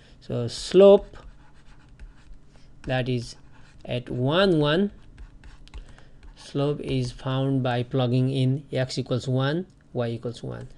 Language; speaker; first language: English; non-native, fluent; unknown